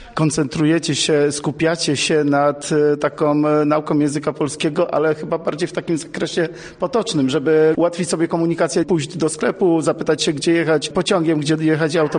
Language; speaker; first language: Polish; native; Polish